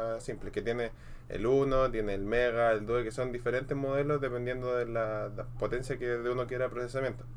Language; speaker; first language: Spanish; native; Spanish